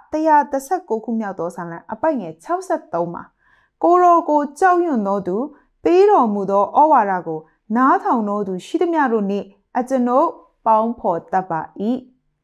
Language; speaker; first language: Burmese; non-native, local second language; Kachin